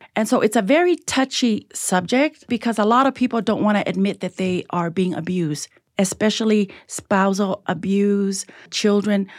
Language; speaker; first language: English; early bilingual, other home language; Tongan